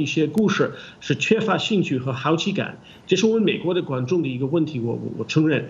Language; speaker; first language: Chinese; non-native, fluent; English